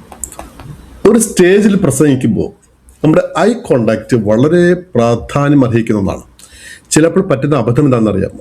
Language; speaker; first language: Malayalam; native; Malayalam